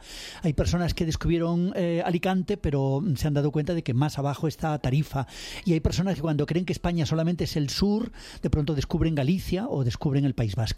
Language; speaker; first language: Spanish; native; Spanish